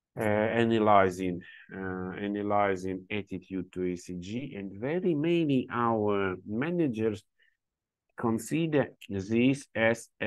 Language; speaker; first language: English; non-native, learner; Ukrainian